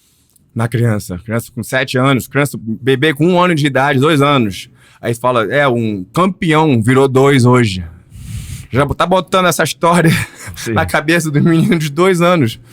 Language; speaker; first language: Portuguese; early bilingual, heritage; Portuguese